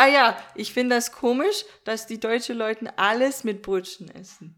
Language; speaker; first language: German; non-native, learner; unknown